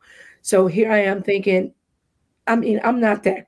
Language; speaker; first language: English; native; English